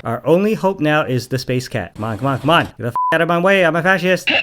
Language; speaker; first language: English; native; English